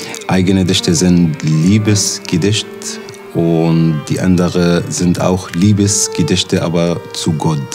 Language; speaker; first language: German; non-native, learner; Arabic